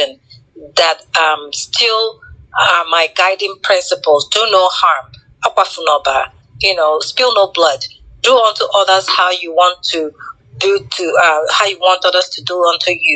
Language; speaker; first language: English; non-native, local second language; Igbo